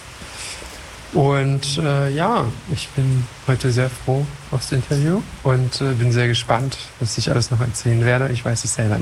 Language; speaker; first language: German; non-native, fluent; French